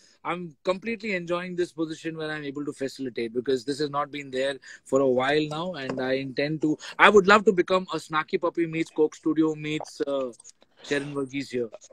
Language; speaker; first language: English; native; English